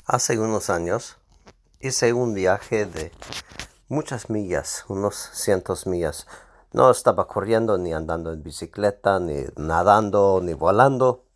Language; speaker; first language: Spanish; non-native, fluent; English